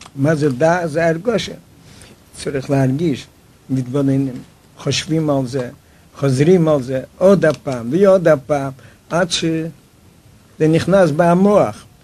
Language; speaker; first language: Hebrew; non-native, fluent; Yiddish